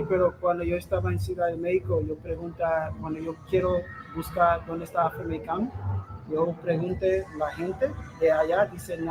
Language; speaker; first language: Spanish; non-native, learner; English